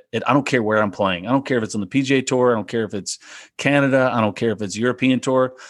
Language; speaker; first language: English; native; English